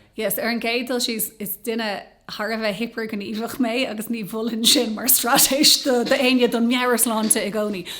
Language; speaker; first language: Irish; non-native, local second language; English